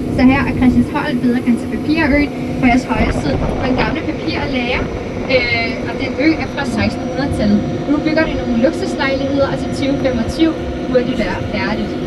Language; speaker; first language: Danish; non-native, fluent; English